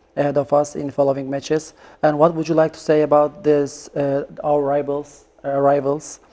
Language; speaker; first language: English; non-native, fluent; Turkish